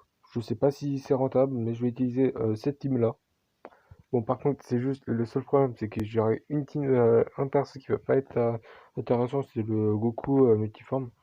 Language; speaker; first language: French; native; French